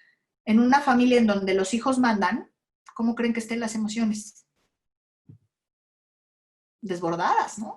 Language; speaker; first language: Spanish; native; Spanish